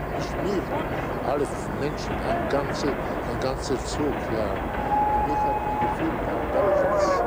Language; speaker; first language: German; non-native, learner; Yiddish